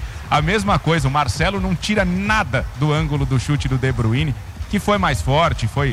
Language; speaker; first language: Portuguese; native; Portuguese